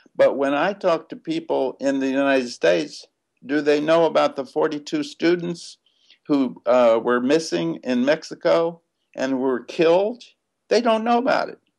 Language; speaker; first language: English; native; English